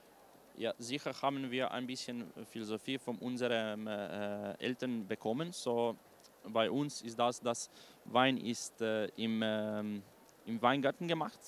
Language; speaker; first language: German; non-native, learner; Slovenian